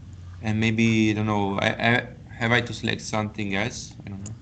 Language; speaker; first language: English; non-native, learner; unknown